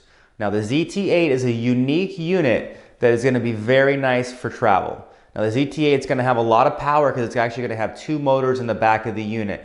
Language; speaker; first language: English; native; English